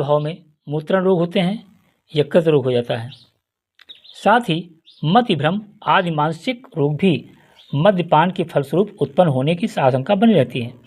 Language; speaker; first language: Hindi; native; Hindi